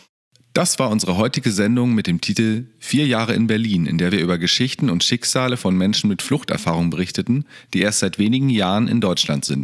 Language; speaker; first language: German; native; German